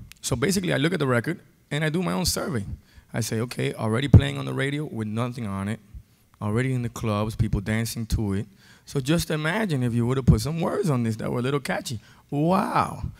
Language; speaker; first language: English; early bilingual, other home language; Spanish